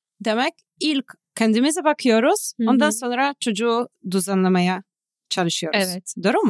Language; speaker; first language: Turkish; non-native, fluent; Polish